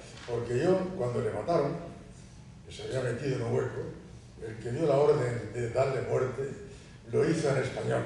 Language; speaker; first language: Spanish; native; Spanish